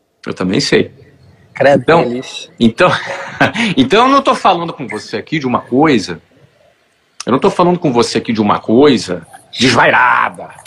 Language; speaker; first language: Portuguese; native; Portuguese